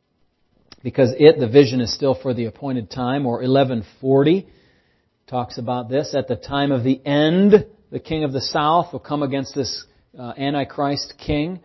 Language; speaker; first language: English; native; English